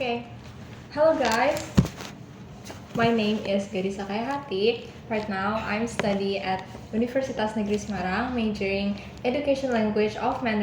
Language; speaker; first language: English; non-native, learner; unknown